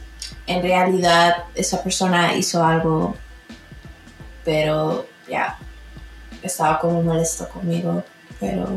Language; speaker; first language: Spanish; early bilingual, heritage; Spanish